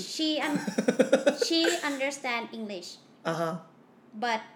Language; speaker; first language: English; non-native, learner; Thai